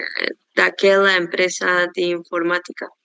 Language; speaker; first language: Portuguese; non-native, learner; Spanish